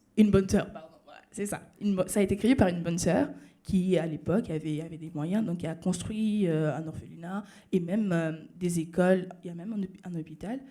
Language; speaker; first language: French; early bilingual, other home language; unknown